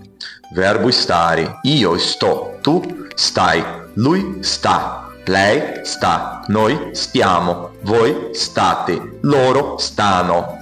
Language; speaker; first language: Italian; non-native, fluent; Portuguese